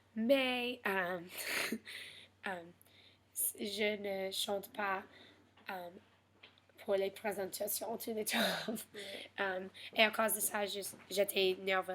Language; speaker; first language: French; non-native, learner; English